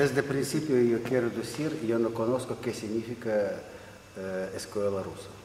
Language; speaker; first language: Spanish; non-native, learner; Russian